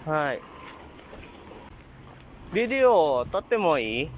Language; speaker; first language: Japanese; non-native, learner; Filipino